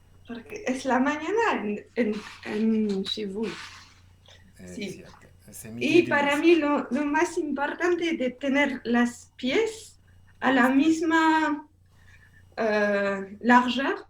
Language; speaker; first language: Spanish; non-native, learner; French